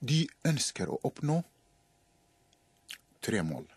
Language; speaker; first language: Norwegian; non-native, fluent; Arabic